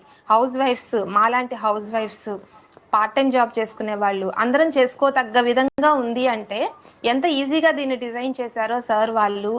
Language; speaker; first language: Telugu; native; Telugu